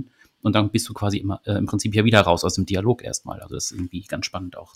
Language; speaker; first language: German; native; German